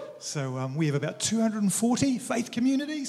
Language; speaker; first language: English; native; English